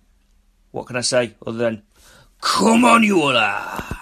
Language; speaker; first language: English; native; English